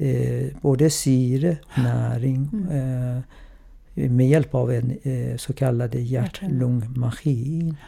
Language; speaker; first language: Swedish; non-native, fluent; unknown